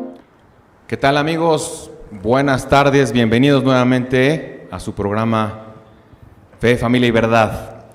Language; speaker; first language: Spanish; native; Spanish